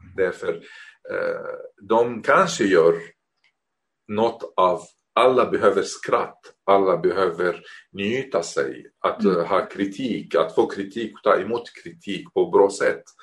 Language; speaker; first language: Swedish; non-native, fluent; Arabic